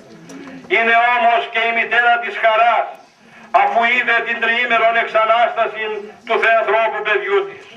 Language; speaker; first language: Greek; native; Greek